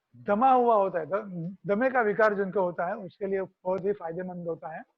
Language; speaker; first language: Hindi; non-native, local second language; Marathi